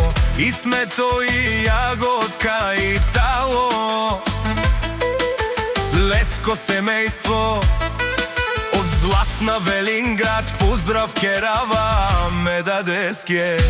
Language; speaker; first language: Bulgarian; non-native, local second language; Romany